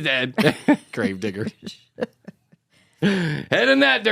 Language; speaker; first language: English; native; English